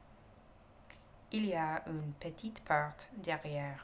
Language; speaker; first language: French; non-native, learner; English